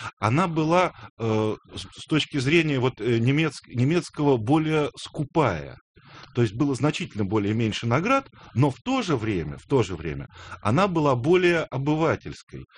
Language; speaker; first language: Russian; native; Russian